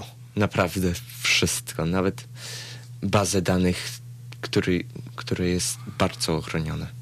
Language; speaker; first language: Polish; early bilingual, heritage; Polish